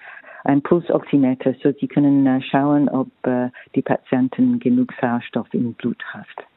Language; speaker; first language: German; non-native, fluent; English